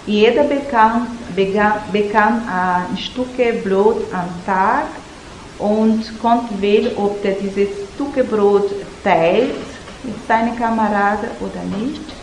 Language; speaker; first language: German; non-native, learner; Portuguese